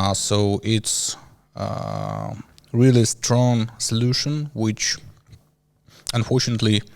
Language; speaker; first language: English; non-native, learner; Ukrainian